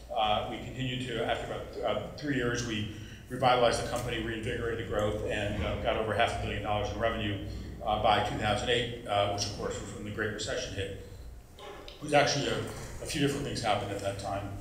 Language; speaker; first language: English; native; English